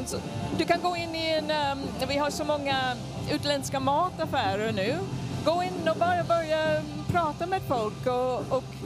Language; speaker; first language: Swedish; non-native, fluent; English